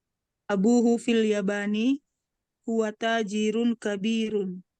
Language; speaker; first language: Arabic; non-native, learner; Indonesian